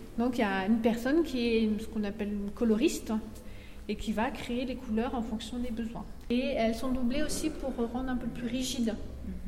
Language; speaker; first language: French; native; French